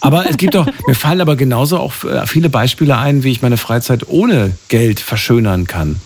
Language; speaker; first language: German; native; German